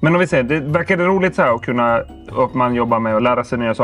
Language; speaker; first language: Swedish; native; Swedish